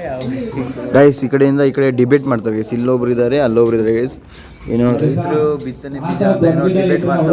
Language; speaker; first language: Kannada; native; Kannada